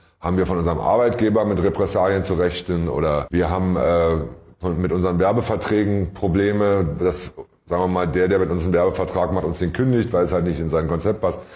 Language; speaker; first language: German; native; German